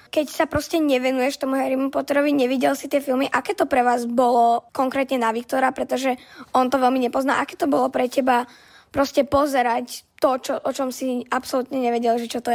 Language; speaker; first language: Slovak; native; Slovak